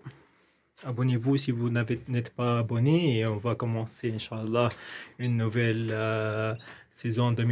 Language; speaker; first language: French; non-native, local second language; Arabic